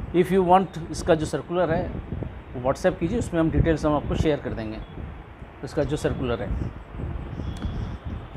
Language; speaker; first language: Hindi; non-native, local second language; Bangla